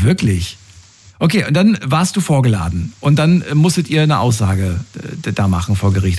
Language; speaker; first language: German; native; German